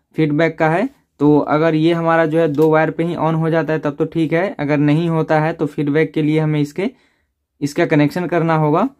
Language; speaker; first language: Hindi; native; Hindi